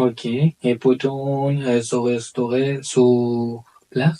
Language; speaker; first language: French; non-native, learner; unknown